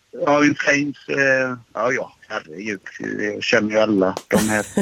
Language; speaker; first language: Swedish; native; Swedish